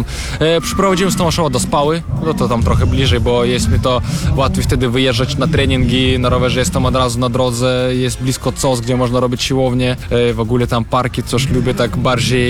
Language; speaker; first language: Polish; non-native, fluent; Russian